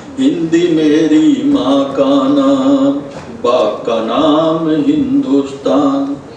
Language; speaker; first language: Hindi; native; Hindi